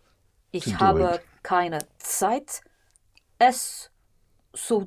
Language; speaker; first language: German; non-native, learner; English